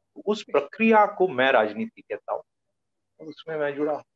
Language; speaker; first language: Hindi; non-native, local second language; Marathi